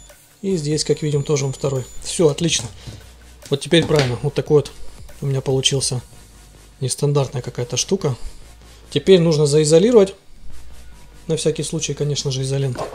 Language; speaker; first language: Russian; native; Russian